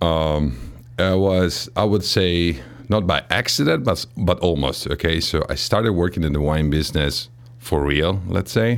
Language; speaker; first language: English; non-native, fluent; Italian